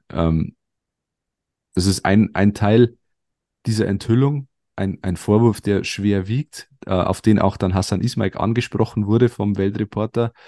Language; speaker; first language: German; native; German